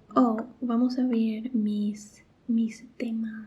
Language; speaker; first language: Spanish; non-native, fluent; English